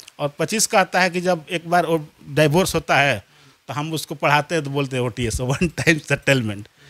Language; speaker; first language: Hindi; native; Hindi